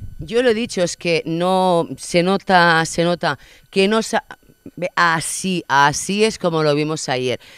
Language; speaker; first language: Spanish; non-native, local second language; Catalan